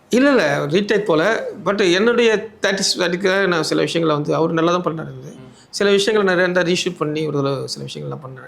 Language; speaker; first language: Tamil; native; Tamil